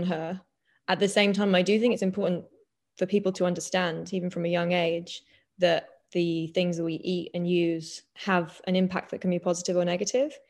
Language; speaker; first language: English; native; English